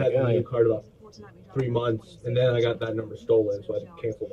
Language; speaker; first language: English; native; English